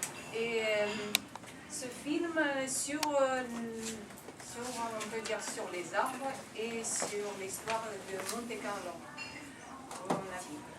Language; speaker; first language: French; non-native, fluent; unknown